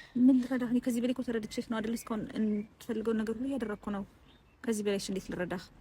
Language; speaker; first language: Amharic; early bilingual, heritage; Amharic